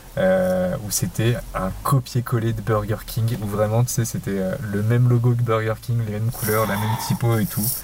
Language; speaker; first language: French; native; French